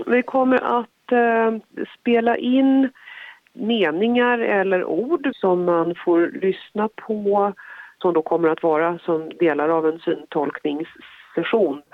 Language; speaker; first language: Swedish; native; Swedish